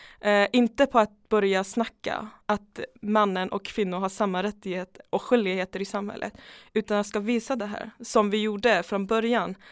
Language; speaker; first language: Swedish; non-native, fluent; Persian